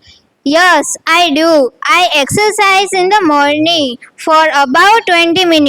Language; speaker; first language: English; non-native, learner; Gujarati